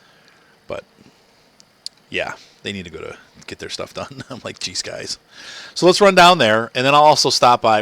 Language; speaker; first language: English; native; English